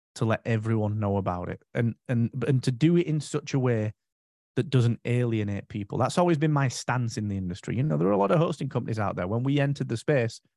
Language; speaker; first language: English; native; English